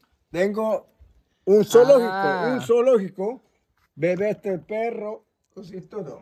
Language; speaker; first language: Spanish; non-native, local second language; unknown